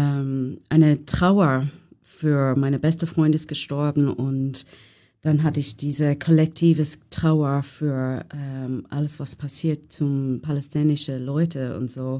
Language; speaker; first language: German; non-native, learner; English